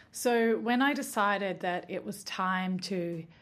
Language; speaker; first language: English; native; English